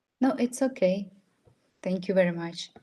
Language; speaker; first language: English; non-native, fluent; Russian